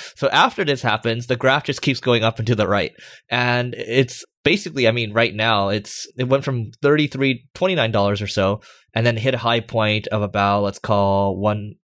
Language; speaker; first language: English; native; English